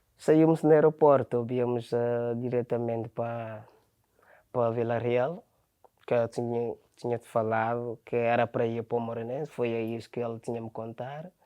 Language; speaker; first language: Portuguese; non-native, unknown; Akan